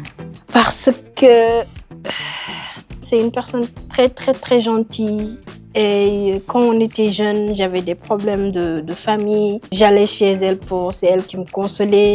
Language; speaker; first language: French; non-native, local second language; Wolof